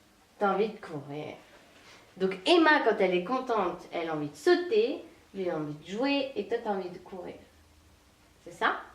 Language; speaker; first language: French; native; French